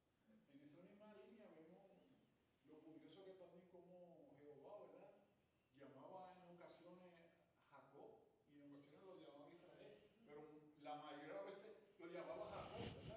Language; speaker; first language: Spanish; native; Spanish